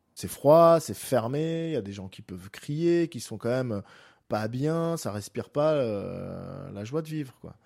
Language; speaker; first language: French; native; French